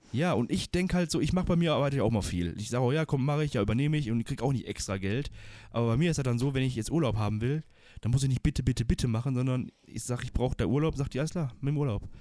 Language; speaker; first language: German; early bilingual, other home language; Turkish